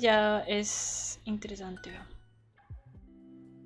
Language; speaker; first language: Spanish; non-native, learner; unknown